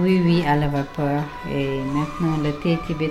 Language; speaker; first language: French; non-native, learner; Tibetan